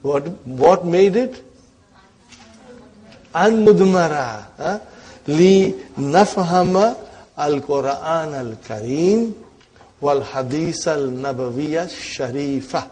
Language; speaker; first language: Arabic; non-native, fluent; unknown